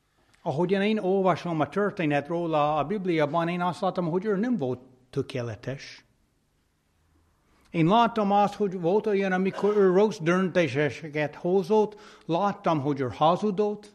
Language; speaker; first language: Hungarian; non-native, fluent; English